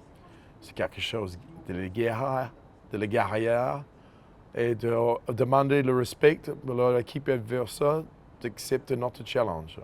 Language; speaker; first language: French; non-native, fluent; English